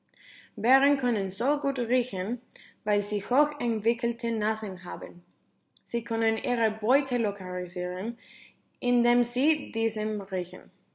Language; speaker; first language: German; non-native, learner; Spanish